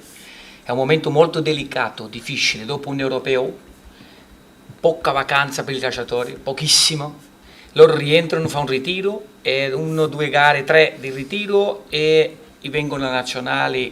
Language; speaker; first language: Italian; non-native, fluent; Portuguese